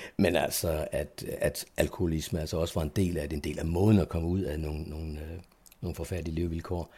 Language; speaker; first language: Danish; native; Danish